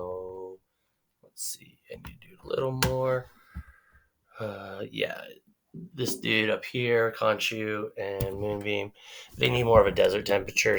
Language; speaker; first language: English; native; English